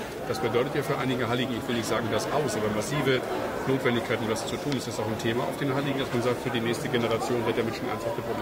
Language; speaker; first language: German; native; German